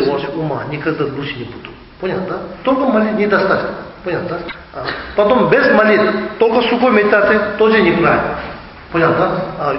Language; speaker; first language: Russian; non-native, learner; Tibetan